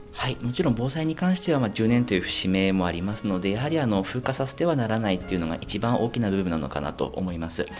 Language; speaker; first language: Japanese; native; Japanese